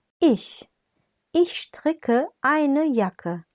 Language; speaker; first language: German; non-native, fluent; Turkish